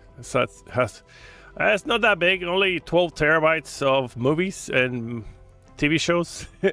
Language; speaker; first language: English; non-native, local second language; Spanish